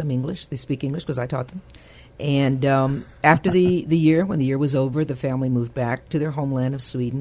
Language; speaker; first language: English; early bilingual, other home language; Spanish